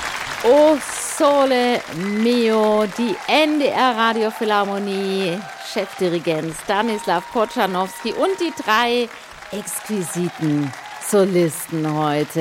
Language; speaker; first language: German; native; German